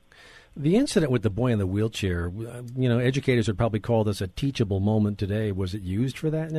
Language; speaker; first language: English; native; English